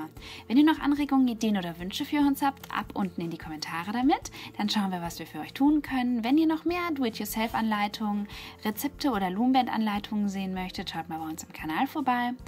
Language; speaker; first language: German; native; German